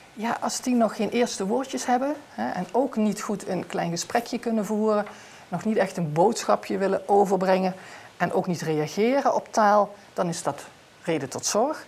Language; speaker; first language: Dutch; native; Dutch